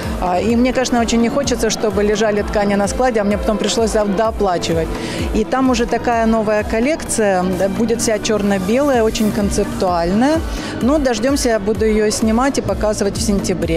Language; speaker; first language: Russian; native; Russian